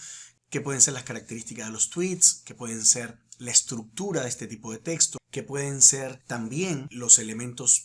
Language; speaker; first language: Spanish; native; Spanish